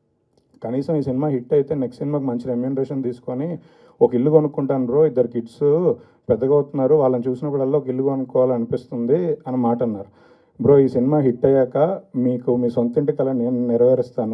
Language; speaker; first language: Telugu; native; Telugu